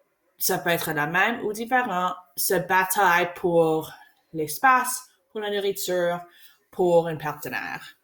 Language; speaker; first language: French; non-native, learner; English